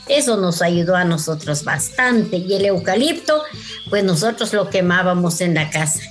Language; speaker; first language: Spanish; non-native, local second language; Kʼicheʼ